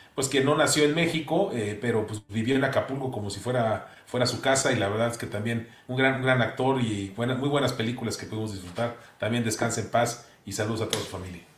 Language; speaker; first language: Spanish; native; Spanish